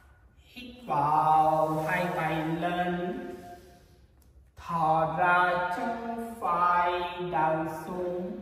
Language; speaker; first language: Vietnamese; non-native, learner; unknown